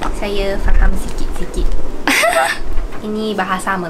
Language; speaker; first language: Indonesian; non-native, learner; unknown